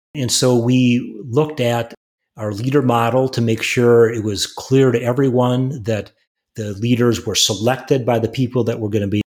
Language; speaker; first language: English; native; English